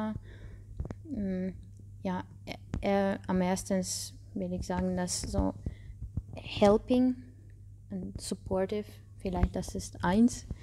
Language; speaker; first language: German; non-native, learner; Russian